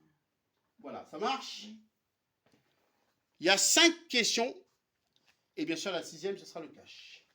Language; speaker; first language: French; native; French